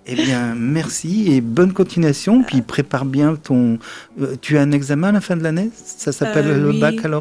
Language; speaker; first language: French; native; French